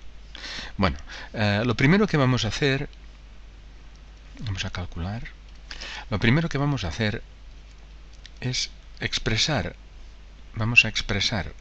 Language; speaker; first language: Spanish; native; Spanish